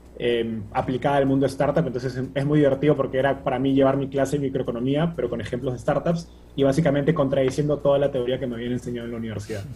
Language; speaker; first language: Spanish; native; Spanish